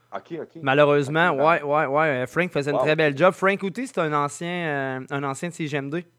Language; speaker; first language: French; native; French